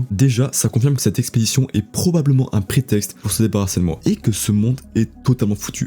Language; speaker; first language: French; native; French